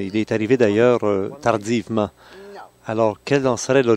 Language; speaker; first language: French; native; French